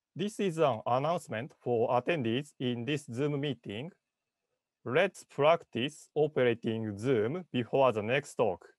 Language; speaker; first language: English; non-native, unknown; Japanese